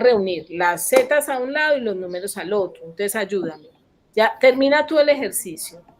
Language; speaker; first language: Spanish; native; Spanish